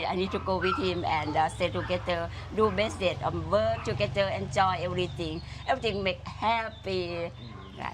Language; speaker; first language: English; non-native, learner; Thai